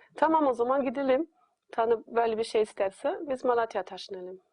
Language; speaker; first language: Turkish; non-native, fluent; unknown